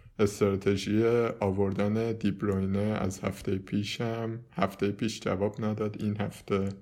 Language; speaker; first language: Persian; native; Persian